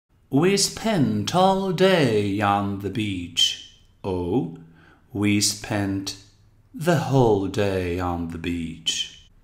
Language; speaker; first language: English; non-native, fluent; Portuguese